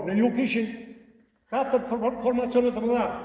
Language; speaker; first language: Albanian; native; Albanian